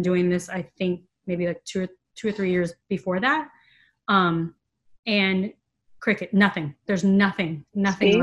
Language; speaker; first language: English; native; English